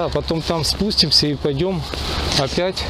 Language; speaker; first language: Russian; native; Russian